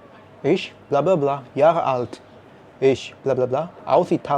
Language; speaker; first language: German; non-native, learner; Indonesian